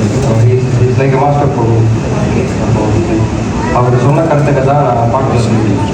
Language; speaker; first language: Tamil; early bilingual, heritage; Tamil